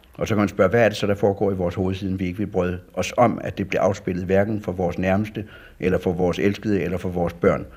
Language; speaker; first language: Danish; native; Danish